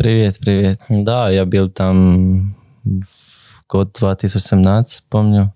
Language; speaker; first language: Russian; non-native, learner; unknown